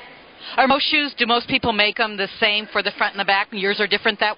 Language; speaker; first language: English; native; English